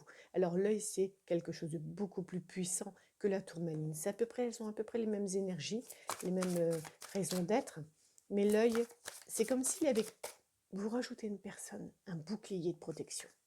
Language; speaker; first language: French; native; French